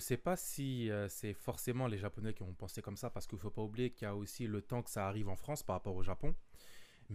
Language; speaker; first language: French; native; French